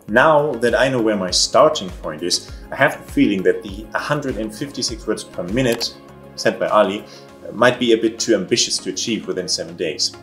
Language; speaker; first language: English; non-native, fluent; German